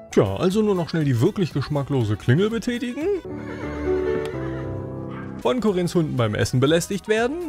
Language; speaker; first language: German; native; German